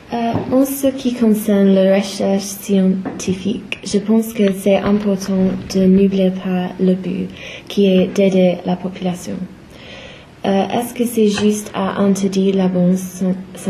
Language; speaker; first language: French; non-native, learner; English